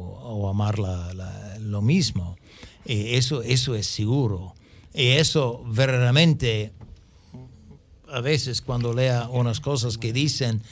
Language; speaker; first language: Spanish; non-native, fluent; English